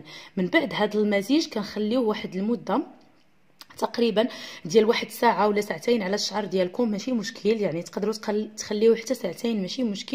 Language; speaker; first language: Arabic; native; Arabic